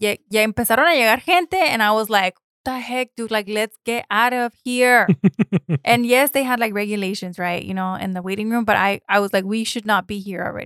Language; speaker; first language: English; early bilingual, other home language; Spanish